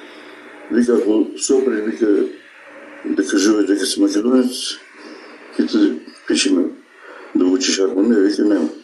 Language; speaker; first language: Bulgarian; non-native, local second language; Macedonian